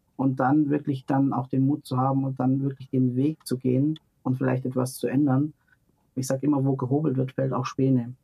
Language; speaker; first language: German; native; German